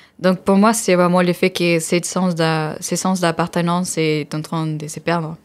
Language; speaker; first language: French; non-native, fluent; Spanish